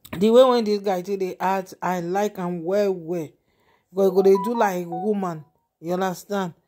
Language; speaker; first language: Nigerian Pidgin; non-native, local second language; Yoruba